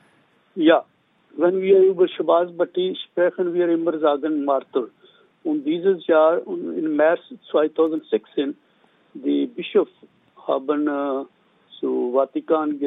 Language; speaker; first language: German; non-native, learner; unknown